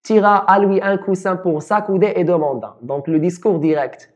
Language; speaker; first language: French; non-native, local second language; Arabic